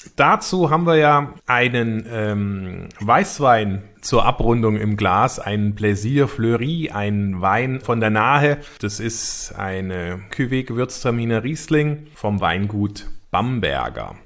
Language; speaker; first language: German; native; German